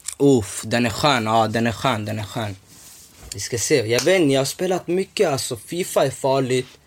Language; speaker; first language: Swedish; early bilingual, other home language; Somali